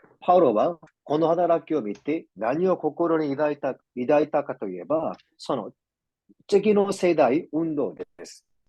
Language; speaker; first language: Japanese; non-native, fluent; Korean